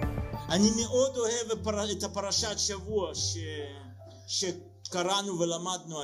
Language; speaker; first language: Hebrew; non-native, fluent; Russian